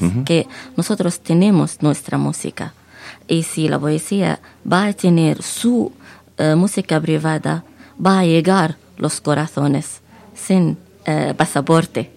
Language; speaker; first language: Spanish; non-native, fluent; Arabic